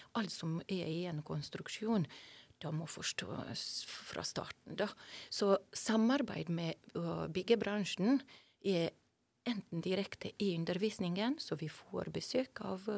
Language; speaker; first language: Norwegian; non-native, fluent; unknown